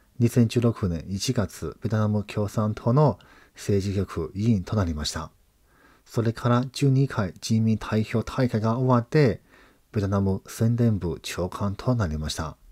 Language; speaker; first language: Japanese; non-native, fluent; Chinese